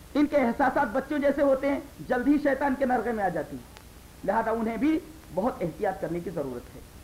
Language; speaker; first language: Urdu; native; Urdu